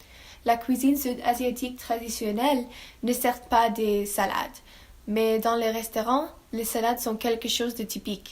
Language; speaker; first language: French; non-native, learner; English